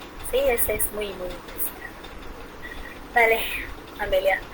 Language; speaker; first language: Spanish; non-native, fluent; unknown